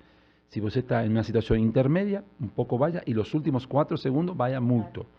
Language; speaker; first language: Portuguese; non-native, learner; Spanish